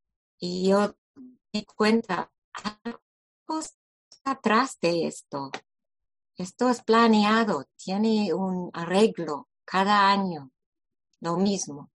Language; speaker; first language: Spanish; non-native, fluent; English